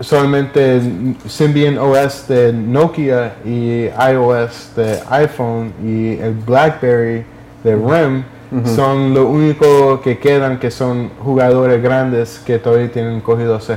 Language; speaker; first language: Spanish; early bilingual, heritage; English